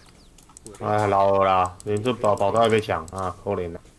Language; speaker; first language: Chinese; native; Chinese